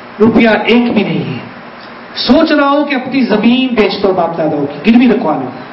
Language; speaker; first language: Urdu; native; Urdu